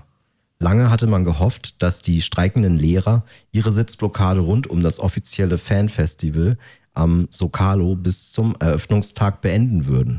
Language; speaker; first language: German; native; German